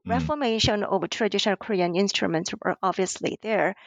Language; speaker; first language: English; non-native, fluent; Korean